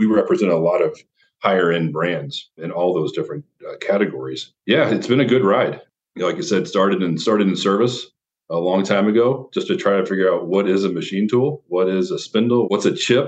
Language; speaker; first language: English; native; English